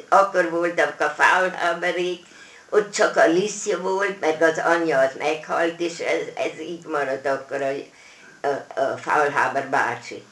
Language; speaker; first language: Hungarian; non-native, local second language; German